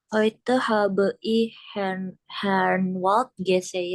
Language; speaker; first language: German; non-native, learner; Indonesian